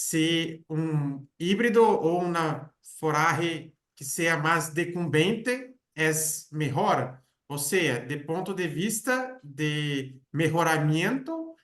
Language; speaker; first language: Spanish; non-native, fluent; Portuguese